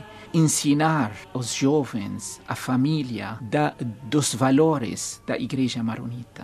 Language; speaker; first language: Portuguese; non-native, fluent; Arabic